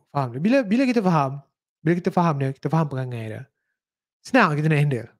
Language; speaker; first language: Malay; native; Malay